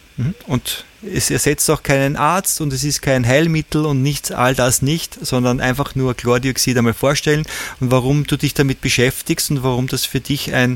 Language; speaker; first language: German; native; German